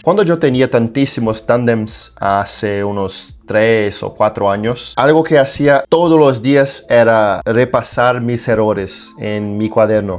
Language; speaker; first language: Spanish; non-native, fluent; Portuguese